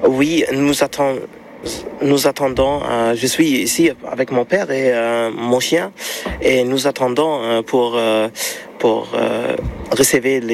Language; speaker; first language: French; non-native, learner; German